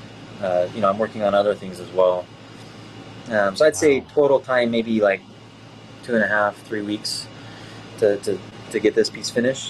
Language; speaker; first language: English; native; English